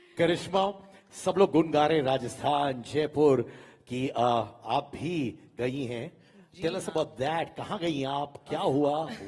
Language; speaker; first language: Hindi; native; Hindi